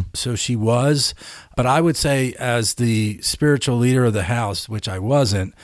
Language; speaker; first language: English; native; English